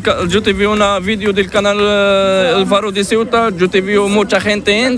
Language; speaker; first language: Spanish; non-native, learner; Arabic